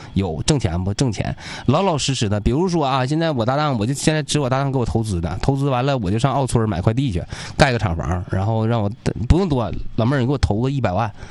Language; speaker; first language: Chinese; native; Chinese